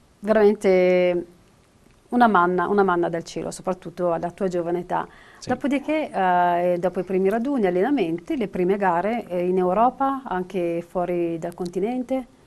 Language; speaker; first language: Italian; native; Italian